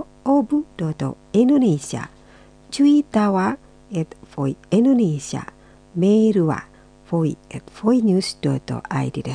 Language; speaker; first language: Japanese; non-native, fluent; Indonesian